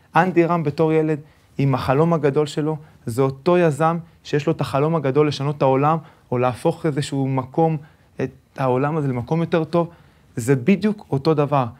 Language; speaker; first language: Hebrew; early bilingual, other home language; Spanish